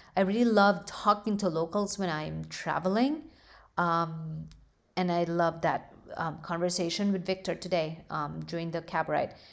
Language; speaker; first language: English; non-native, local second language; Filipino